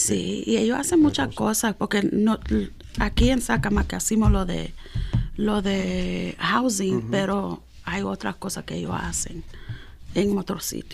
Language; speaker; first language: Spanish; early bilingual, heritage; Spanish